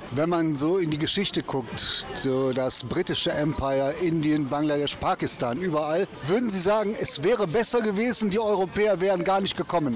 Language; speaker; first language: German; native; German